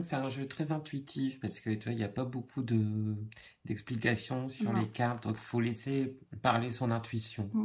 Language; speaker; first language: French; native; French